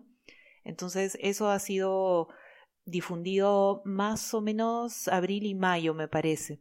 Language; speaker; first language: Spanish; native; Spanish